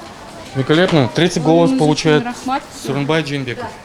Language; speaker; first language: Russian; native; Russian